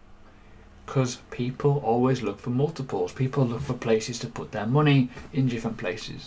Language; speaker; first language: English; native; English